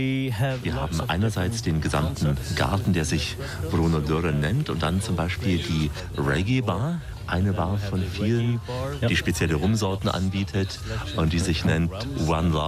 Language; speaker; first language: German; native; German